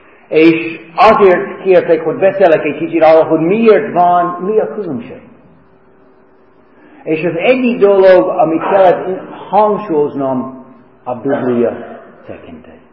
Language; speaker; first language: Hungarian; non-native, fluent; English